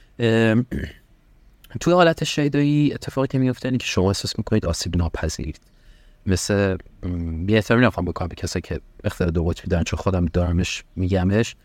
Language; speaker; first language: Persian; early bilingual, heritage; Persian